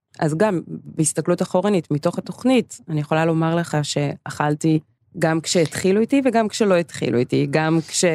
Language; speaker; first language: Hebrew; early bilingual, other home language; English